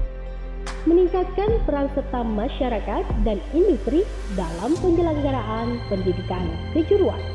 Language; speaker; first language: Indonesian; native; Indonesian